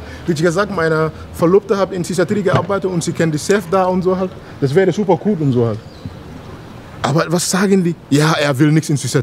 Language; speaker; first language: German; non-native, learner; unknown